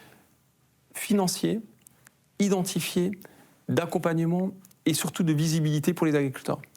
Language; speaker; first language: French; native; French